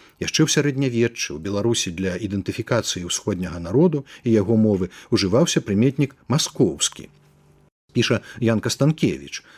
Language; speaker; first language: Belarusian; native; Belarusian